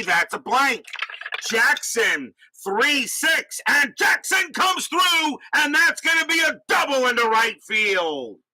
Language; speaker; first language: English; native; English